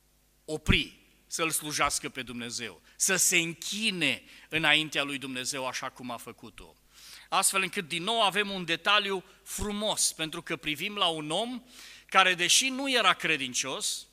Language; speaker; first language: Romanian; native; Romanian